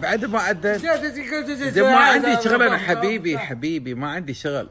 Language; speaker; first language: Arabic; native; Arabic